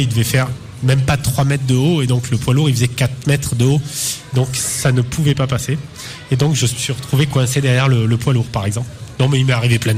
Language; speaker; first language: French; native; French